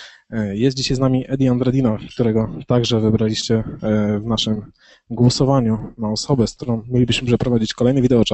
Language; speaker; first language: Polish; native; Polish